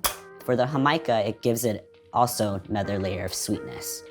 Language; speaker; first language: English; early bilingual, other home language; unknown